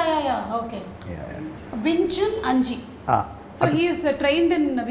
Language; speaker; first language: Telugu; native; Telugu